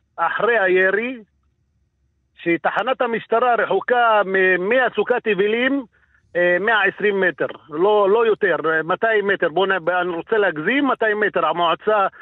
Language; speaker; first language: Hebrew; non-native, local second language; Arabic